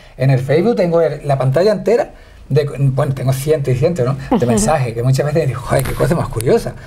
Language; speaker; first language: Spanish; native; Spanish